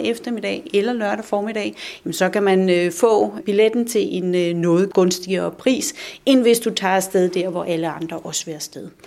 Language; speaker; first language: Danish; native; Danish